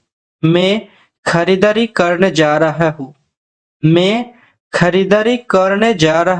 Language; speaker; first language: Hindi; non-native, fluent; Bangla